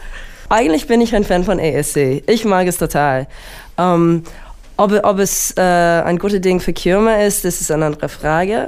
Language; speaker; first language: German; non-native, learner; English